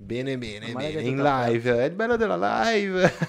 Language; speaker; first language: Italian; native; Italian